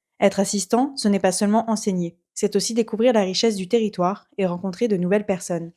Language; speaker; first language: French; native; French